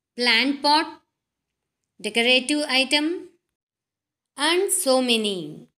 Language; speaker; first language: English; non-native, local second language; Telugu